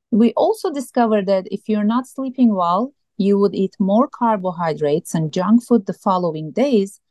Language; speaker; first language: English; non-native, fluent; Turkish